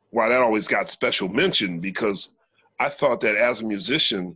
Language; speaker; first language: English; native; English